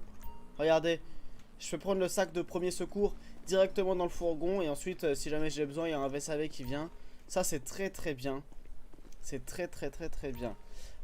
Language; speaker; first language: French; native; French